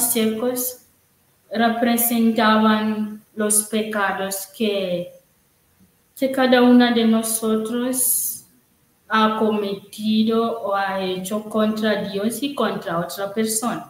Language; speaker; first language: Spanish; non-native, learner; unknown